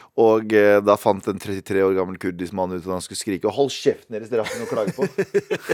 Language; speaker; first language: Norwegian; early bilingual, other home language; Kurdish